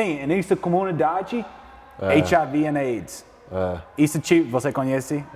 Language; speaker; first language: Portuguese; non-native, learner; English